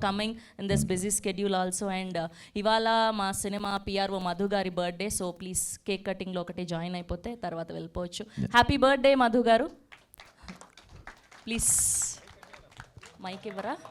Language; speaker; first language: Telugu; native; Telugu